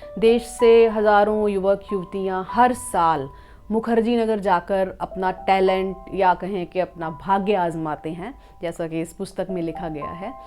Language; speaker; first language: Hindi; non-native, local second language; Punjabi